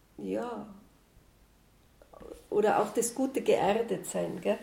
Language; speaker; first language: German; native; German